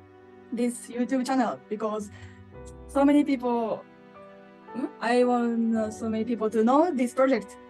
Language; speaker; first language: English; non-native, learner; Japanese